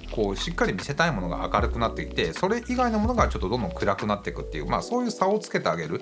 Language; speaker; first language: Japanese; native; Japanese